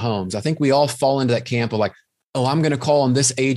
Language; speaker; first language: English; native; English